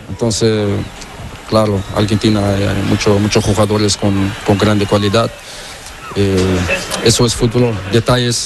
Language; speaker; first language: Spanish; non-native, learner; Portuguese